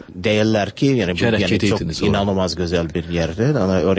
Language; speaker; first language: Turkish; non-native, learner; English